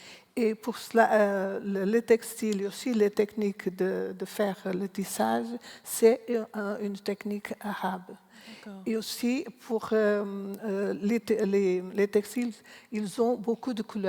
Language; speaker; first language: French; non-native, learner; Portuguese